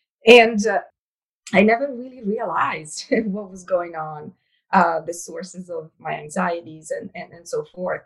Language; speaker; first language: English; non-native, fluent; Italian